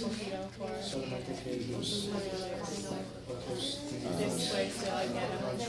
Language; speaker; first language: Spanish; non-native, fluent; English